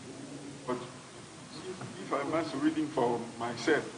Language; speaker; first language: English; non-native, learner; French